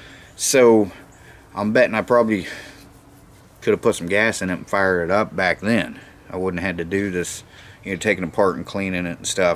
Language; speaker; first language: English; native; English